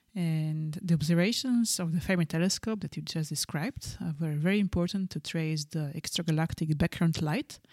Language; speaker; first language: English; non-native, fluent; Slovenian